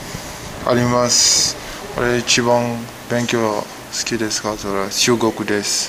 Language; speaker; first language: Japanese; non-native, learner; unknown